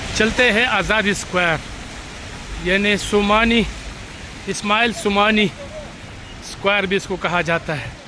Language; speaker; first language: Urdu; non-native, local second language; Pashto